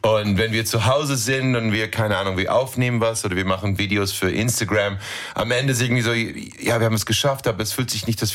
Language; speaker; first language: German; non-native, learner; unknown